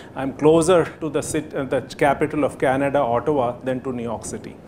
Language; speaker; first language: English; non-native, local second language; Hindi